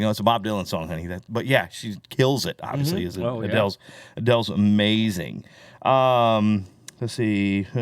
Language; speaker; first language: English; native; English